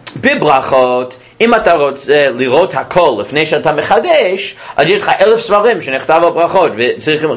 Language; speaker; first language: Hebrew; non-native, fluent; English